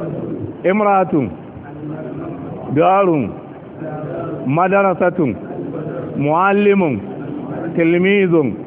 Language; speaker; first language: Arabic; non-native, fluent; Hausa